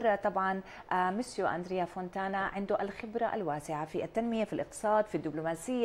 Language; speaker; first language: Arabic; native; Arabic